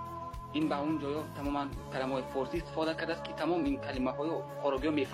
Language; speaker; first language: Persian; early bilingual, heritage; Tajik